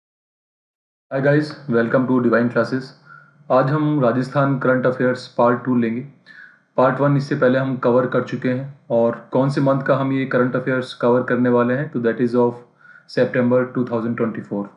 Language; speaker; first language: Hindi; native; Hindi